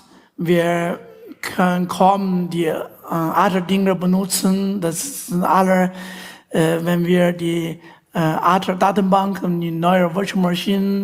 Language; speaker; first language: German; non-native, learner; Chinese